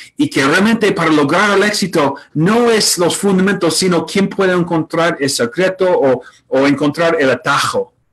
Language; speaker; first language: Spanish; non-native, fluent; English